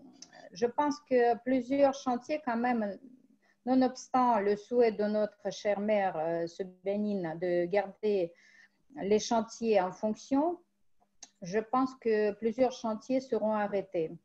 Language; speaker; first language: French; non-native, fluent; Russian